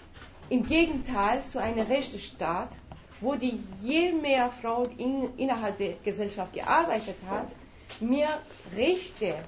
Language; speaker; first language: German; non-native, fluent; Persian